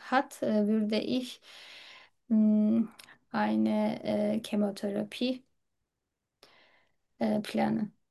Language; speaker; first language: German; non-native, learner; Turkish